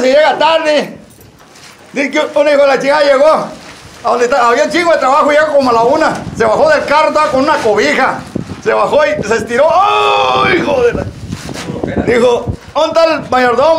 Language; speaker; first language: Spanish; native; Spanish